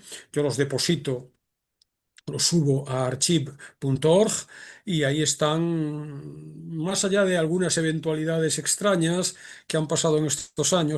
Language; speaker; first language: Spanish; native; Spanish